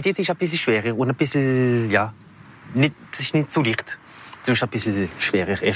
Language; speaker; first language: German; non-native, local second language; French